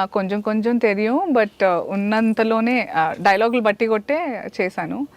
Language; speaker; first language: Telugu; native; Telugu